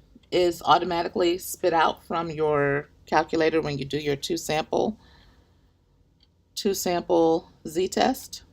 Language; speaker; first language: English; native; English